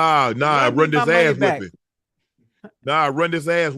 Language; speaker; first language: English; native; English